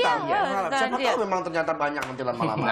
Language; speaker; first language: Indonesian; native; Indonesian